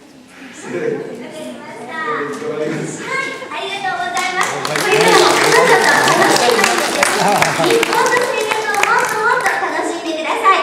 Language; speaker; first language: Japanese; native; Japanese